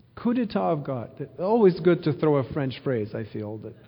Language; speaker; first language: English; early bilingual, other home language; Ukrainian